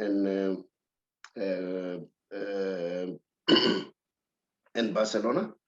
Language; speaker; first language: English; non-native, local second language; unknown